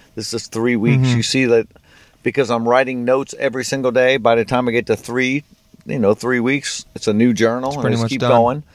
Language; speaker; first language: English; native; English